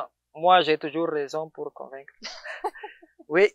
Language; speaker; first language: French; non-native, local second language; Malagasy